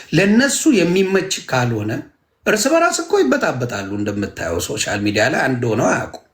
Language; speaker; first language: Amharic; native; Amharic